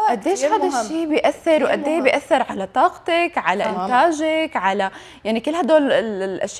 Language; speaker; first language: Arabic; native; Arabic